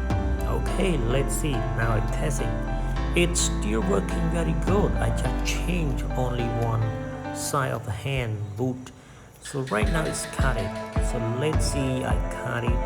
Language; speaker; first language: English; non-native, learner; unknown